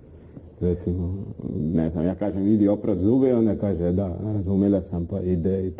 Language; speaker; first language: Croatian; non-native, fluent; Spanish